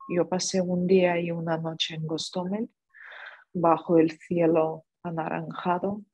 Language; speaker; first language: Spanish; non-native, fluent; Ukrainian